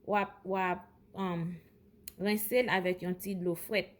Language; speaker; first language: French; non-native, local second language; Haitian Creole